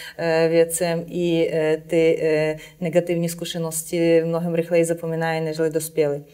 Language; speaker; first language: Czech; non-native, fluent; Ukrainian